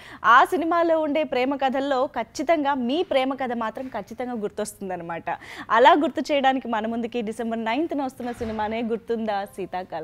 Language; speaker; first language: Telugu; native; Telugu